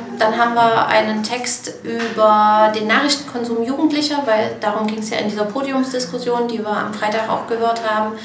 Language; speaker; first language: German; native; German